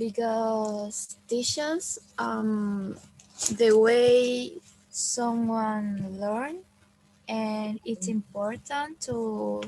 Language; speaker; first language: English; non-native, learner; Spanish